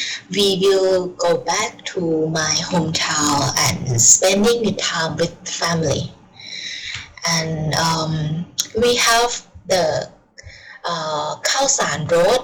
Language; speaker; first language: English; non-native, learner; Thai